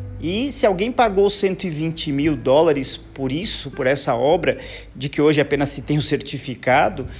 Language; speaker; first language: Portuguese; native; Portuguese